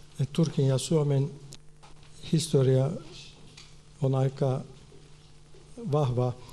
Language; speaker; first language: Finnish; non-native, fluent; Turkish